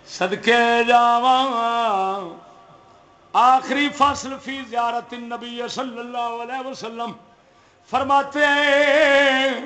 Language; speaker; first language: Urdu; non-native, local second language; Punjabi